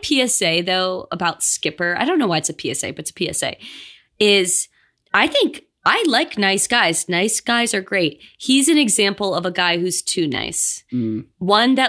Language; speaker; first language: English; native; English